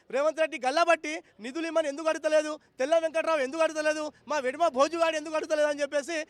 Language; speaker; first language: Telugu; non-native, local second language; Lambadi